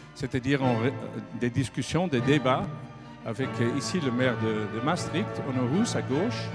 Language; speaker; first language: French; non-native, fluent; Dutch